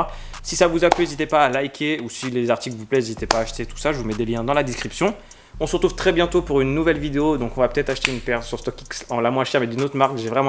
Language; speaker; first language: French; native; French